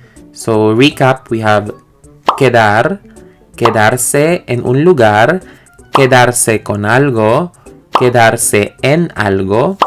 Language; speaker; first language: Spanish; non-native, learner; Filipino